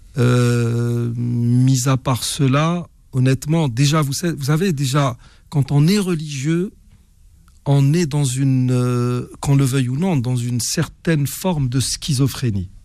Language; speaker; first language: French; non-native, local second language; Arabic